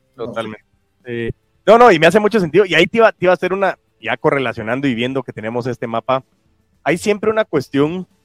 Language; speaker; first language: Spanish; native; Spanish